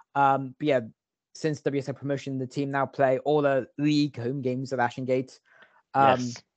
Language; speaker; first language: English; native; English